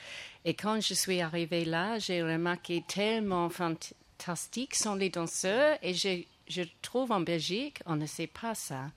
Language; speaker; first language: French; non-native, fluent; English